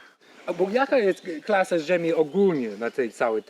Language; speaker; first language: Polish; non-native, learner; English